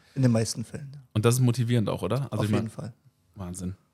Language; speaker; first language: German; early bilingual, other home language; Turkish